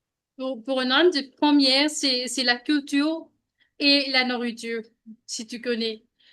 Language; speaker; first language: French; non-native, learner; Hindi